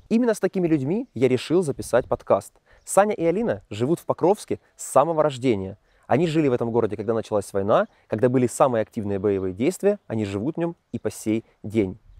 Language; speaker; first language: Russian; native; Russian